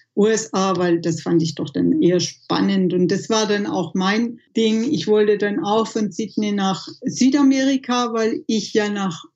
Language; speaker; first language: German; native; German